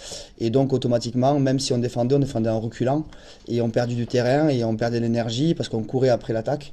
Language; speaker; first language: French; native; French